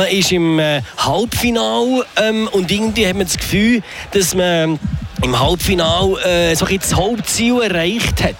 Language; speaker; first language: German; native; German